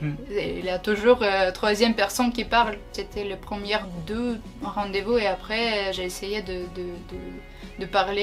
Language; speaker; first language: French; non-native, learner; Ukrainian